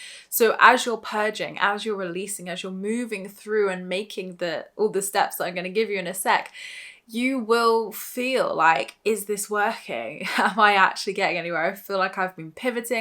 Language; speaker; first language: English; native; English